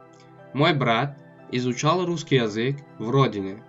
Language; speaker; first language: Russian; non-native, local second language; Tajik